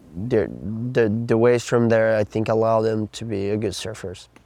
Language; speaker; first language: English; non-native, fluent; Portuguese